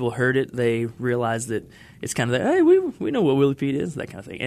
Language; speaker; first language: English; native; English